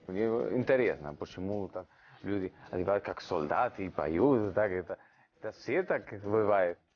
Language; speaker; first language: Russian; non-native, fluent; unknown